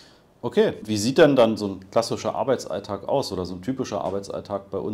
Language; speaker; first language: German; native; German